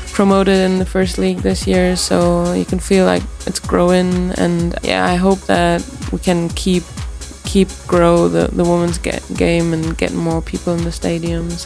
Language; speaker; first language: English; non-native, fluent; German